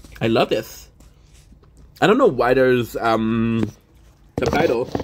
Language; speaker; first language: English; non-native, fluent; French